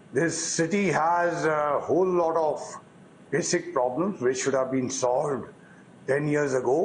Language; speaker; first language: English; non-native, local second language; Punjabi